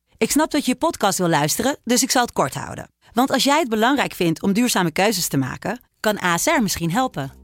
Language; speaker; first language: Dutch; native; Dutch